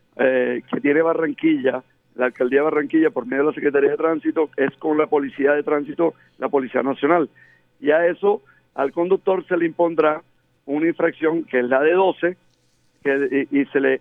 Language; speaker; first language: Spanish; native; Spanish